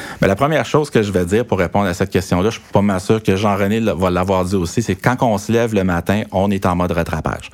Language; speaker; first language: French; native; French